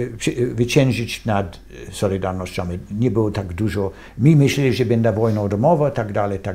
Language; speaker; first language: Polish; non-native, fluent; English